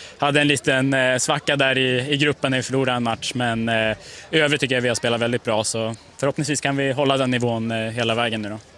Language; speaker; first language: Swedish; native; Swedish